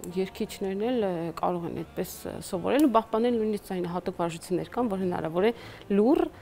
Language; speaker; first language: Armenian; native; Armenian